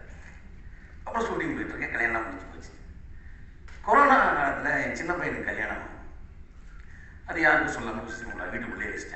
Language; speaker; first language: Tamil; native; Tamil